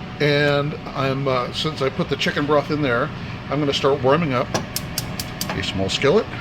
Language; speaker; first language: English; native; English